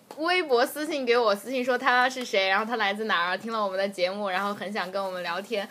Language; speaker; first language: Chinese; native; Chinese